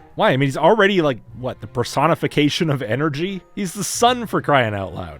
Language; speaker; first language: English; native; English